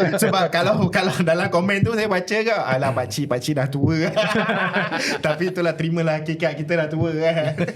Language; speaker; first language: Malay; non-native, local second language; Tamil